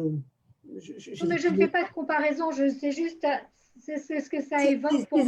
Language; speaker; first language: French; native; French